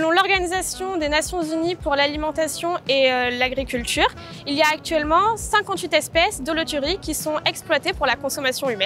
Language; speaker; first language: French; native; French